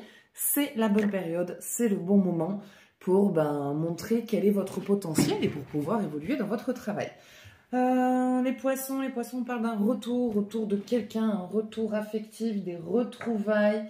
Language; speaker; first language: French; native; French